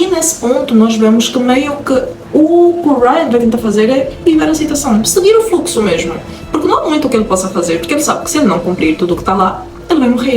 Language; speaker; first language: Portuguese; native; Portuguese